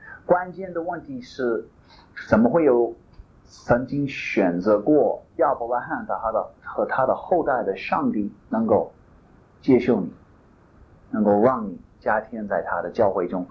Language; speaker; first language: Chinese; non-native, fluent; English